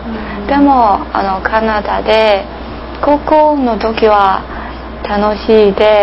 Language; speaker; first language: Japanese; non-native, learner; English